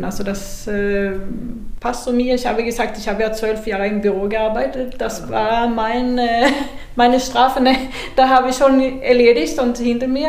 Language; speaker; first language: German; non-native, fluent; Swedish